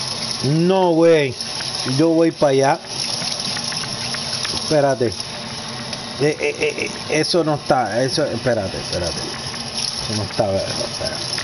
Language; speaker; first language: Spanish; native; Spanish